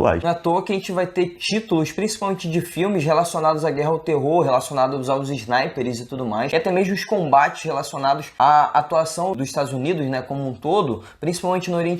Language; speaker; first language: Portuguese; native; Portuguese